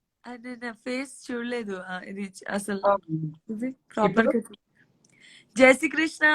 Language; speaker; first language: Telugu; non-native, learner; Gujarati